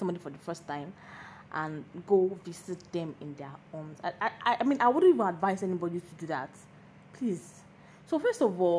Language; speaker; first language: English; non-native, local second language; Yoruba